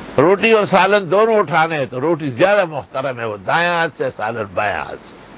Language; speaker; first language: Urdu; non-native, local second language; Pashto